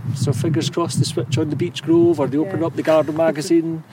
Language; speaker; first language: English; native; English